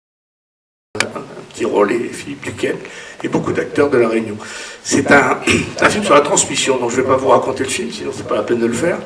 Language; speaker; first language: French; native; French